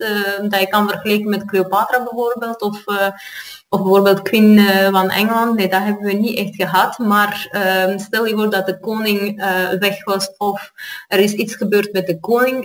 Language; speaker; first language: Dutch; non-native, fluent; Armenian